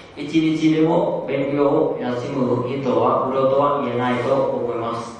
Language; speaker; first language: Japanese; non-native, fluent; Vietnamese